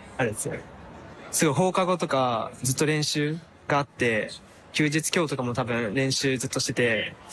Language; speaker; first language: Japanese; native; Japanese